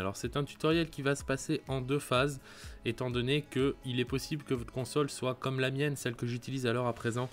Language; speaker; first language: French; native; French